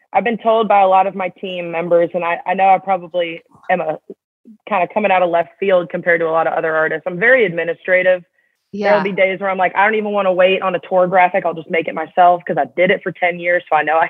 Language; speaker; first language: English; native; English